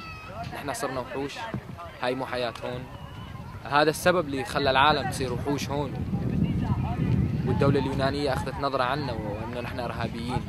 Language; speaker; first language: Arabic; native; Arabic